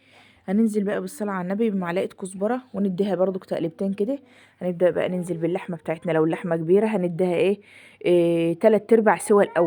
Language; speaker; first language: Arabic; native; Arabic